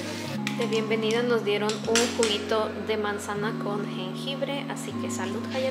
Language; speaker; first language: Spanish; native; Spanish